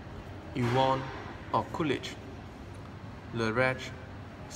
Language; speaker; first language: French; non-native, learner; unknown